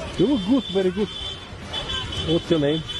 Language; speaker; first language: English; non-native, learner; Russian